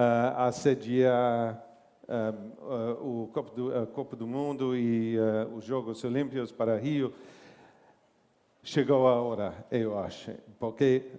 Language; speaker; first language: Portuguese; non-native, learner; English